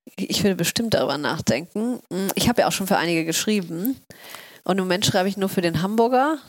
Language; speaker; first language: German; native; German